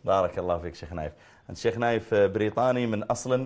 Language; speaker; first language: Arabic; native; Arabic